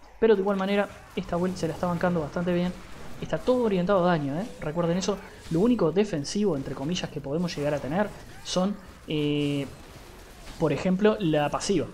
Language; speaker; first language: Spanish; native; Spanish